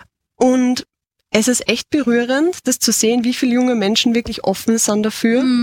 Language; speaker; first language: German; native; German